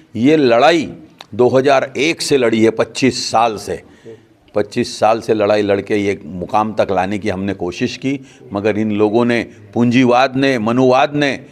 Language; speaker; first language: Hindi; non-native, local second language; Sindhi